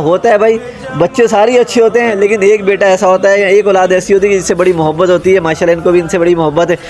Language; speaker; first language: Urdu; non-native, local second language; Punjabi